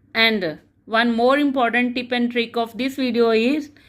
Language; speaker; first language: English; non-native, local second language; Punjabi